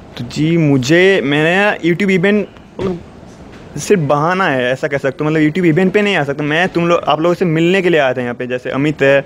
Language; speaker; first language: Hindi; native; Hindi